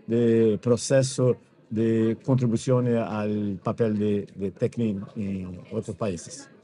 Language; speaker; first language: Spanish; non-native, fluent; Portuguese